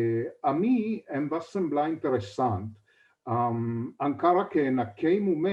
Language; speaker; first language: Catalan; non-native, fluent; Hebrew